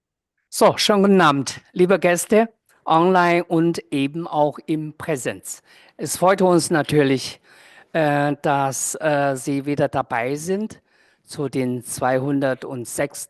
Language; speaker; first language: German; non-native, fluent; Chinese